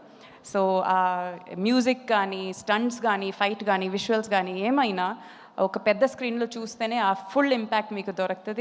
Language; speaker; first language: Telugu; non-native, fluent; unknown